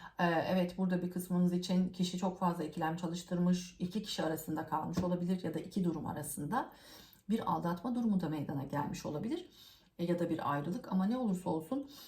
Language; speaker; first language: Turkish; native; Turkish